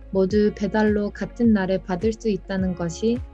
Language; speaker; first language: Korean; early bilingual, other home language; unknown